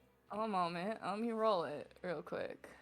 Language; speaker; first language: English; native; English